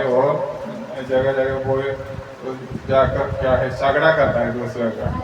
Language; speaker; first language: Hindi; non-native, local second language; Malayalam